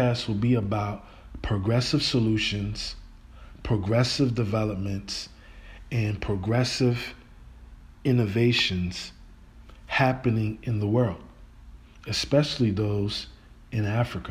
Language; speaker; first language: English; native; English